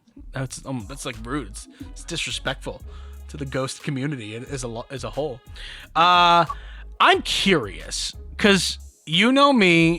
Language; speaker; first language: English; native; English